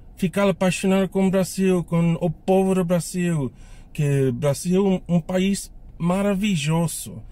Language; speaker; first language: Portuguese; non-native, learner; English